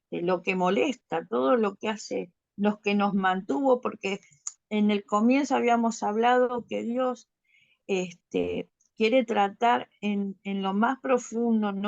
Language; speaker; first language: Spanish; native; Spanish